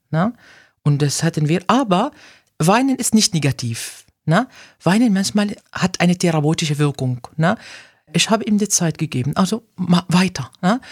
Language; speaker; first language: German; non-native, fluent; Arabic